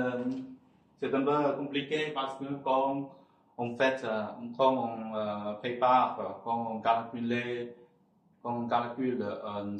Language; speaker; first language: French; non-native, fluent; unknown